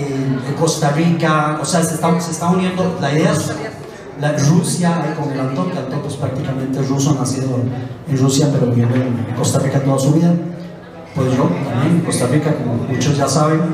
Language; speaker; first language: Spanish; native; Spanish